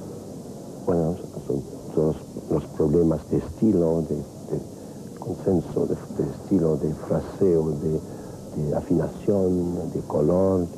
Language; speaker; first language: Spanish; non-native, fluent; French